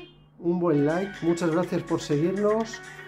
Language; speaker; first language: Spanish; native; Spanish